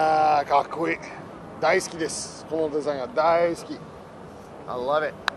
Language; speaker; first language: Japanese; non-native, fluent; English